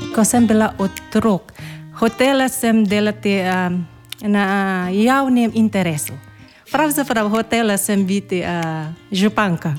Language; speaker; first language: Slovenian; non-native, learner; Filipino